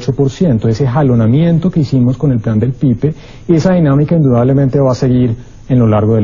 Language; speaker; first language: Spanish; native; Spanish